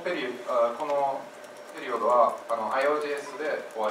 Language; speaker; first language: Japanese; non-native, fluent; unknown